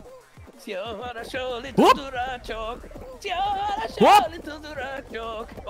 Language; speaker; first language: Russian; non-native, learner; English